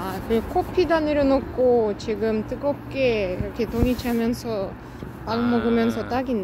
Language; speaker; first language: Korean; non-native, fluent; Russian